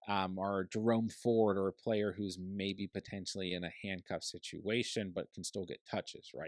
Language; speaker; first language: English; native; English